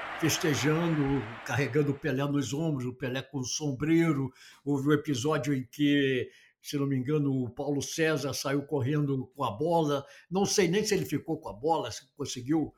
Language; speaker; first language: Portuguese; native; Portuguese